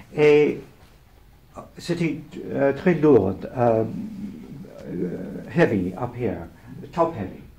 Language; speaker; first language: French; non-native, learner; English